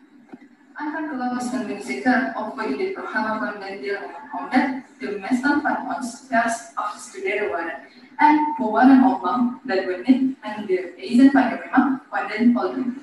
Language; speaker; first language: Dutch; non-native, learner; Indonesian